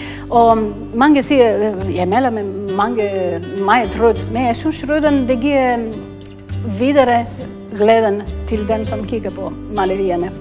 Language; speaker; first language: Danish; non-native, fluent; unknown